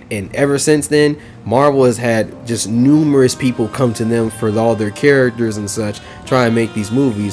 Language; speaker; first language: English; native; English